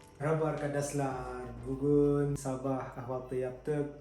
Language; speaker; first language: Turkish; non-native, learner; Indonesian